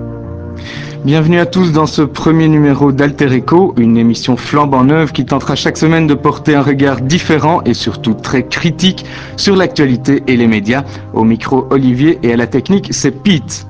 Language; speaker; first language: French; native; French